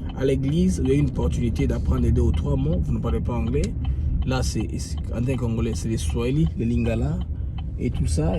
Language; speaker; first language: French; non-native, local second language; Lingala